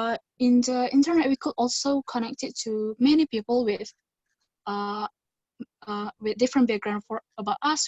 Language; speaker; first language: English; non-native, learner; Indonesian